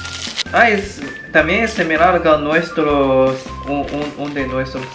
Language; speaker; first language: Spanish; non-native, learner; Chinese